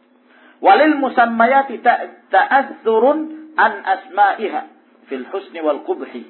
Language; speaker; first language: Arabic; non-native, fluent; Indonesian